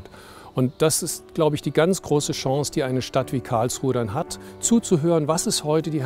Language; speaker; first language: German; native; German